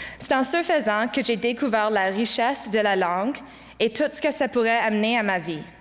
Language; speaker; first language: French; non-native, local second language; English